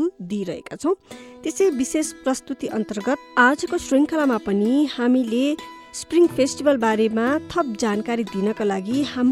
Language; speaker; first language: Nepali; native; Nepali